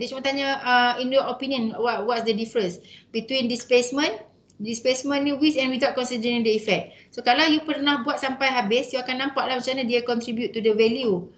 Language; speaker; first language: English; non-native, local second language; Malay